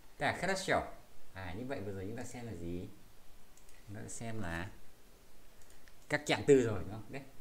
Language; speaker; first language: Vietnamese; native; Vietnamese